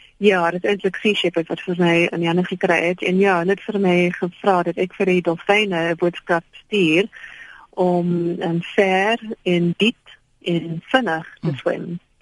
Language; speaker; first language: Afrikaans; non-native, local second language; English